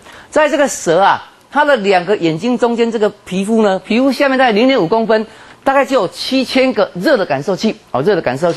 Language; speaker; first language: Chinese; native; Chinese